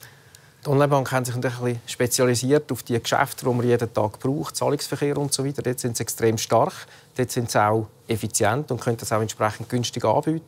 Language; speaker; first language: German; native; German